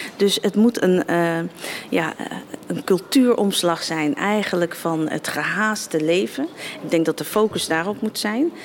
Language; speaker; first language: Dutch; native; Dutch